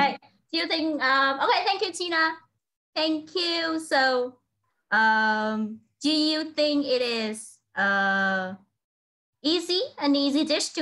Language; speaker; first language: English; non-native, fluent; Vietnamese